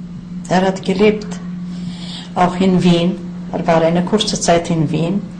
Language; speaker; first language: German; non-native, fluent; Yiddish